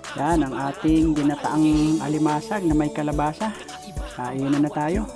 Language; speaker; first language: Filipino; non-native, local second language; Bikol